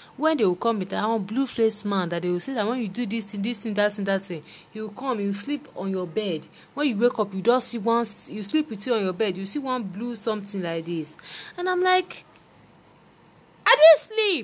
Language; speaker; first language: English; non-native, local second language; Yoruba